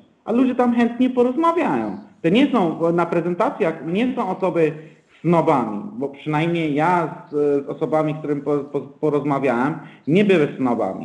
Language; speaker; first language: Polish; non-native, fluent; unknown